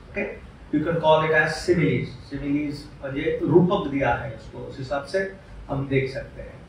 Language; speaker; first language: Hindi; non-native, local second language; Marathi